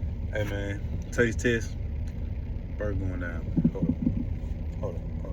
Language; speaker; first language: English; native; English